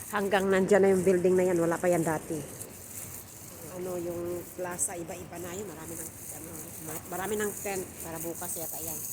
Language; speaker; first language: Filipino; non-native, local second language; Cebuano